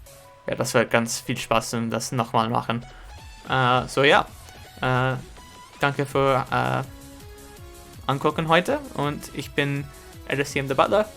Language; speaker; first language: German; non-native, learner; English